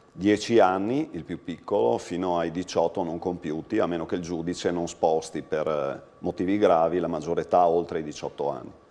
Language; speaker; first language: Italian; native; Italian